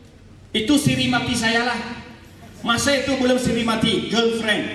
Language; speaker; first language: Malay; non-native, local second language; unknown